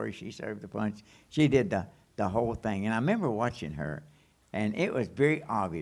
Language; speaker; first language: English; native; English